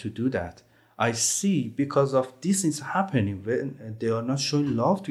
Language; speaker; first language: English; non-native, learner; Persian